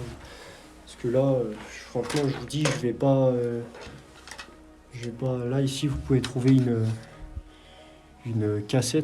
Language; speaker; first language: French; native; French